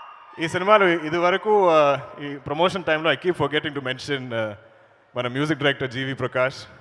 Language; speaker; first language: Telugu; non-native, learner; Malayalam